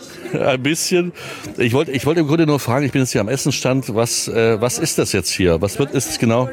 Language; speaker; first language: German; native; German